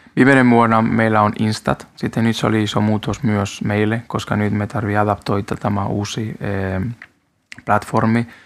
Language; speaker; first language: Finnish; non-native, learner; Spanish